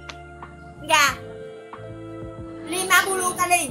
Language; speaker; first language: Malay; non-native, learner; Vietnamese